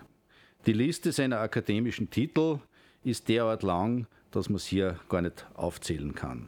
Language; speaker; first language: German; native; German